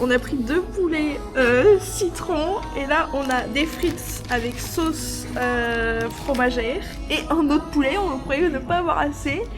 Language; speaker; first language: French; native; French